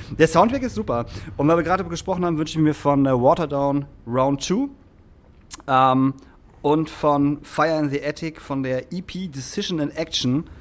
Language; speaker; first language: German; native; German